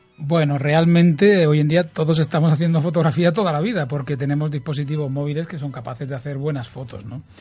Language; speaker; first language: Spanish; native; Spanish